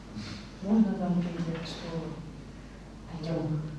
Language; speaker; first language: Russian; non-native, fluent; French